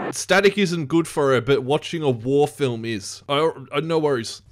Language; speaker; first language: English; native; English